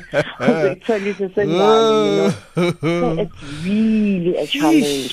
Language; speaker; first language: English; non-native, local second language; Zulu